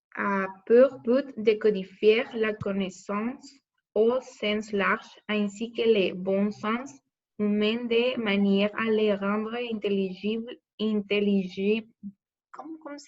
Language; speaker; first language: French; non-native, learner; Spanish